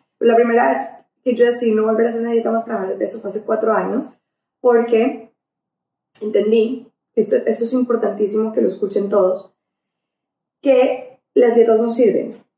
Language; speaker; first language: Spanish; native; Spanish